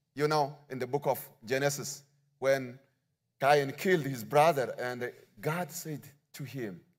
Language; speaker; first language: English; non-native, learner; Amharic